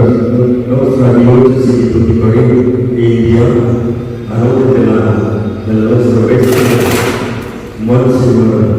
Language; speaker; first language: Italian; non-native, fluent; Tamil